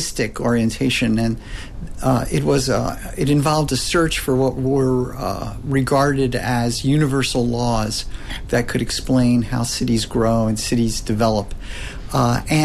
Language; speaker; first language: English; native; English